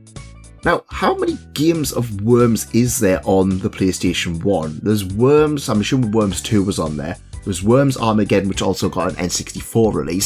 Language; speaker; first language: English; native; English